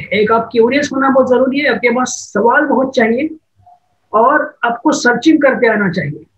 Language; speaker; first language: Hindi; non-native, local second language; Marathi